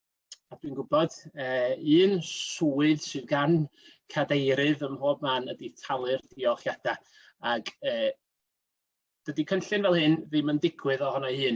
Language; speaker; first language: Welsh; native; Welsh